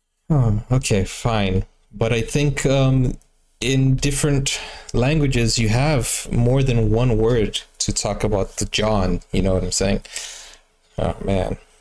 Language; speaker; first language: English; native; English